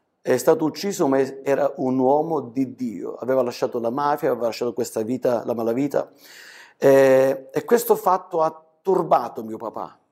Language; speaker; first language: Italian; native; Italian